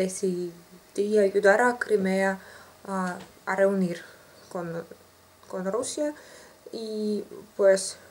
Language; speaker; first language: Spanish; non-native, learner; Russian